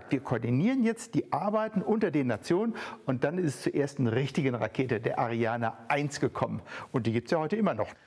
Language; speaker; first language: German; native; German